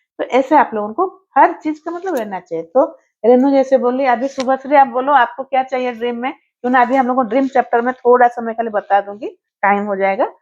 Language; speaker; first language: Hindi; non-native, local second language; Odia